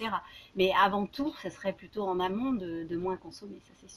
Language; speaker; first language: French; native; French